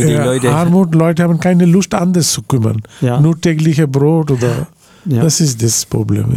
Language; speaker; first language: German; non-native, learner; Bangla